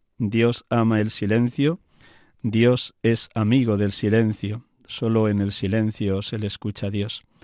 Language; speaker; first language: Spanish; native; Spanish